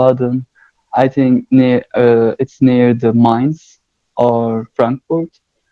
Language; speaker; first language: English; non-native, learner; Turkish